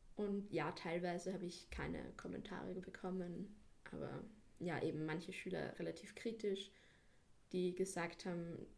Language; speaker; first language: German; native; German